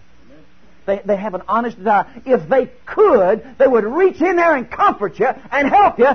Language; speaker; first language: English; native; English